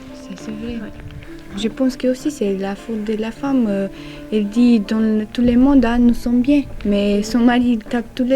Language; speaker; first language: French; non-native, learner; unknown